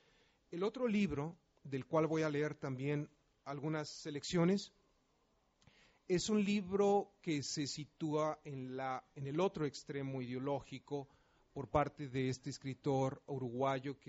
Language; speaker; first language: Spanish; native; Spanish